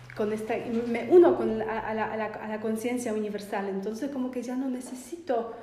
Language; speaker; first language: Spanish; non-native, fluent; Polish